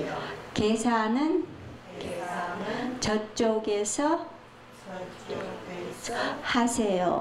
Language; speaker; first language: Korean; non-native, fluent; Chinese